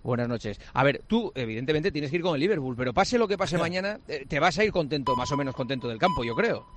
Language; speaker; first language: Spanish; native; Spanish